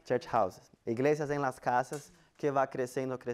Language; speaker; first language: Spanish; non-native, fluent; Portuguese